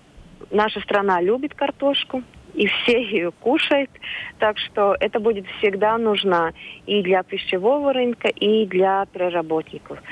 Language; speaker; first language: Russian; non-native, local second language; Latvian